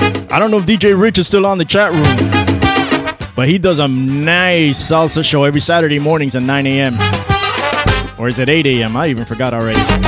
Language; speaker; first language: English; native; English